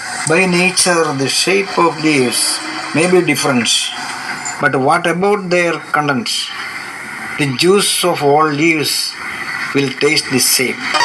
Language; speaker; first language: English; non-native, local second language; Malayalam